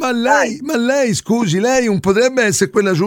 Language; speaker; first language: Italian; native; Italian